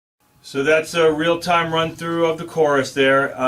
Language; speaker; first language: English; native; English